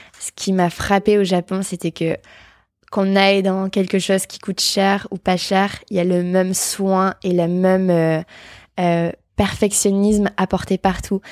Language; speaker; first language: French; native; French